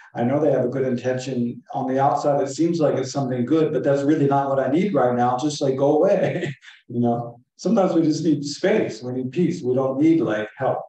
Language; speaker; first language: English; native; English